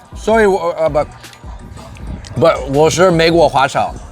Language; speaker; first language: Chinese; early bilingual, heritage; English